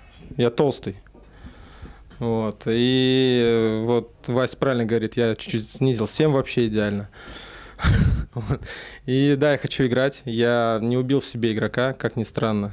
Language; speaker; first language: Russian; native; Russian